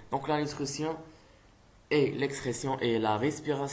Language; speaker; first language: French; non-native, local second language; Arabic